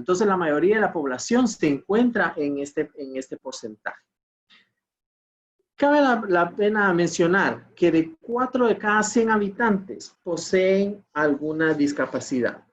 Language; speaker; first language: Spanish; native; Spanish